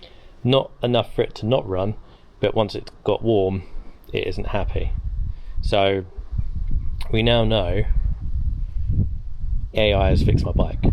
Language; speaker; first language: English; native; English